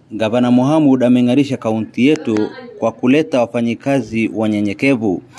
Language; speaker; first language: Swahili; non-native, local second language; Oromo